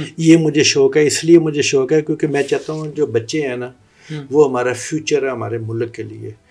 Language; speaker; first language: Urdu; non-native, local second language; Punjabi